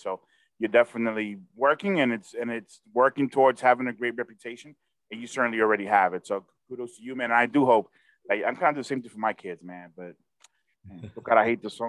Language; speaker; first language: English; early bilingual, other home language; Spanish